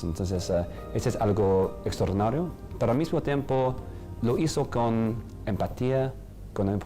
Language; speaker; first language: Spanish; non-native, fluent; English